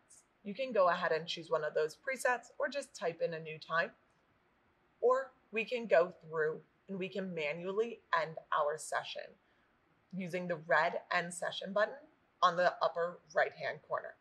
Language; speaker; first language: English; native; English